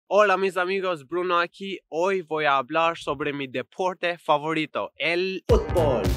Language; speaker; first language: Spanish; non-native, learner; English